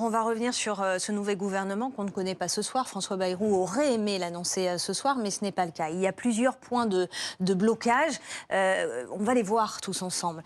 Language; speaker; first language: French; native; French